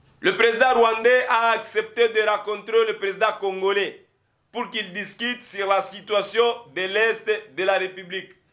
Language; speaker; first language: French; non-native, local second language; Lingala